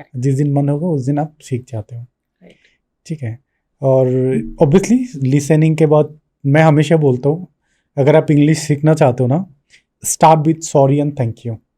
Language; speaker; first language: Hindi; non-native, local second language; Bangla